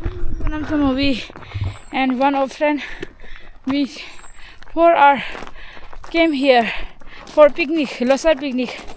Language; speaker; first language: English; non-native, learner; Tibetan